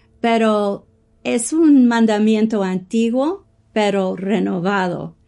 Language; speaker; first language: Spanish; non-native, fluent; English